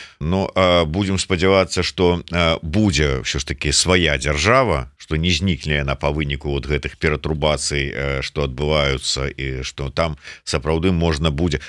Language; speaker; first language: Belarusian; native; Belarusian